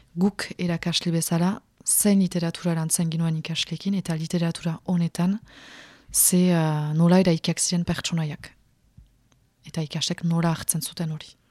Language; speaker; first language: Basque; native; Basque